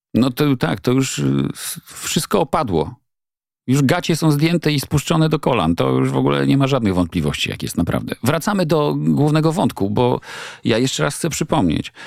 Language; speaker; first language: Polish; native; Polish